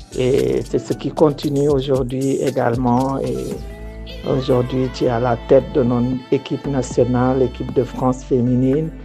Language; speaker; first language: French; non-native, local second language; Wolof